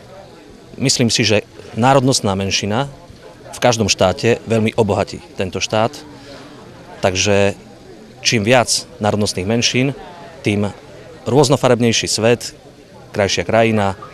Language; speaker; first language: Slovak; native; Slovak